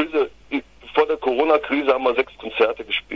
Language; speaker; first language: German; native; German